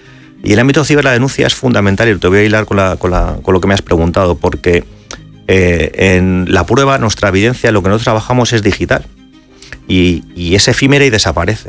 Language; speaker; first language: Spanish; native; Spanish